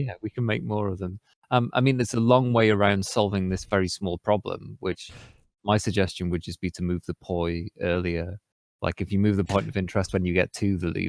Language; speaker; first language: English; native; English